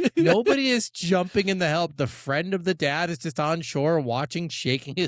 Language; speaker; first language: English; native; English